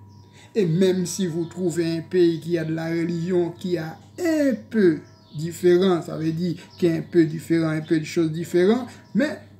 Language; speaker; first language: French; non-native, local second language; Haitian Creole